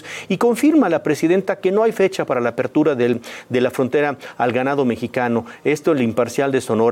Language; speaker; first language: Spanish; native; Spanish